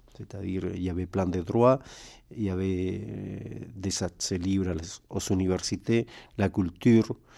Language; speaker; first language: French; non-native, fluent; Spanish